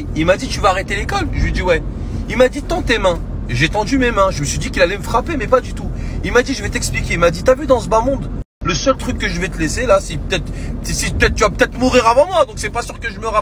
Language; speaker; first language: French; native; French